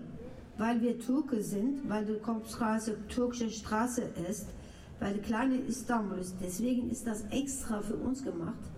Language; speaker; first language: German; non-native, local second language; Turkish